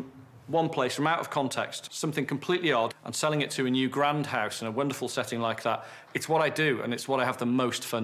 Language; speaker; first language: English; native; English